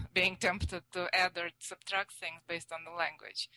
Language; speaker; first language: English; non-native, fluent; Russian